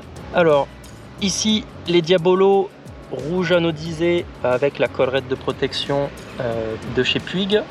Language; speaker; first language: French; native; French